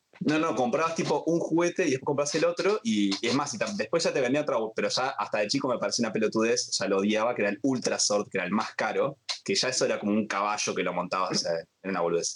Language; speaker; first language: Spanish; native; Spanish